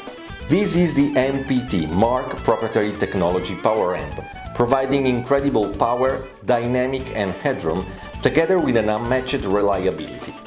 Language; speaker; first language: English; non-native, fluent; Italian